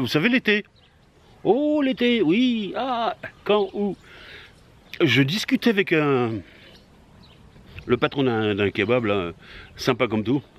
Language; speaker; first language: French; native; French